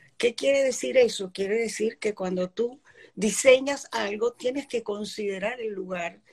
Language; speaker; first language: Spanish; early bilingual, other home language; Polish